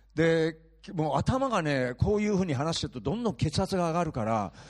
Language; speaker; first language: Japanese; early bilingual, heritage; Japanese